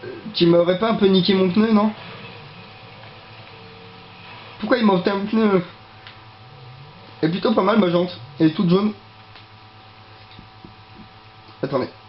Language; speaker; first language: French; native; French